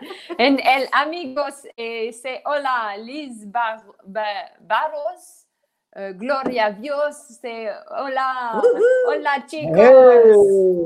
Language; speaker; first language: Spanish; non-native, learner; French